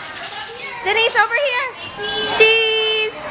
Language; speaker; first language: English; native; English